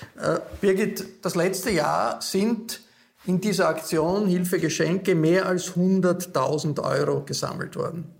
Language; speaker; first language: German; native; German